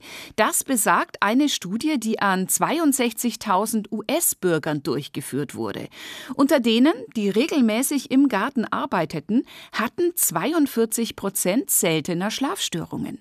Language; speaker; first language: German; native; German